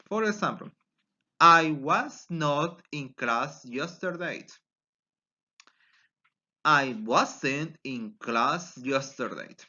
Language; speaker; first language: English; non-native, fluent; Spanish